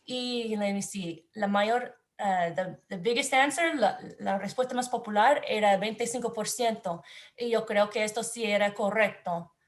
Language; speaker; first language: Spanish; non-native, learner; English